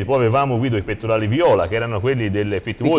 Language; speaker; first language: Italian; native; Italian